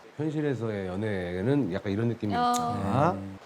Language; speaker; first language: Korean; native; Korean